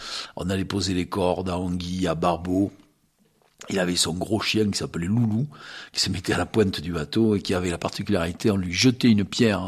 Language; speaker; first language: French; native; French